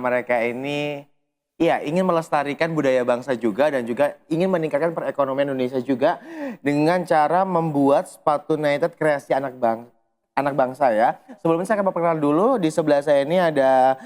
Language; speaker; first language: Indonesian; native; Indonesian